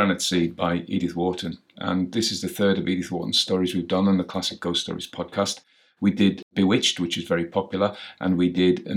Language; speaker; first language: English; native; English